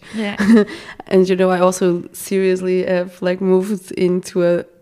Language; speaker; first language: English; non-native, fluent; Portuguese